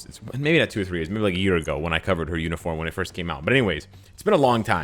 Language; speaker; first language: English; native; English